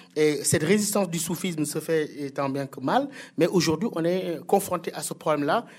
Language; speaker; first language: French; non-native, local second language; Wolof